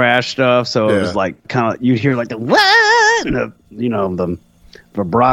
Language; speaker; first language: English; native; English